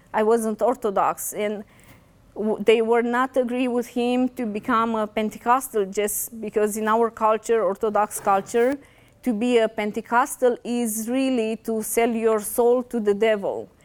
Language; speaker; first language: English; non-native, fluent; Romanian